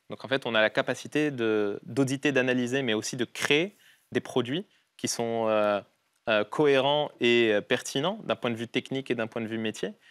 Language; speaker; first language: French; non-native, local second language; Arabic